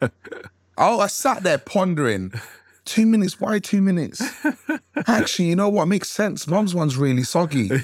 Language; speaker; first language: English; early bilingual, other home language; Krio